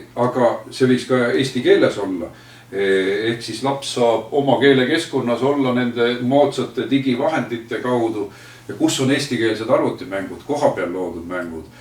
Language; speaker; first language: Estonian; native; Estonian